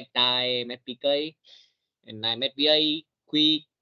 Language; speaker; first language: English; non-native, learner; Vietnamese